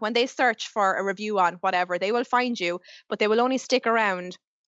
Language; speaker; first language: English; native; English